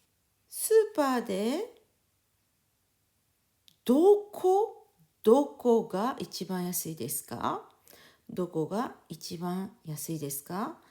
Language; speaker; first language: Japanese; non-native, fluent; French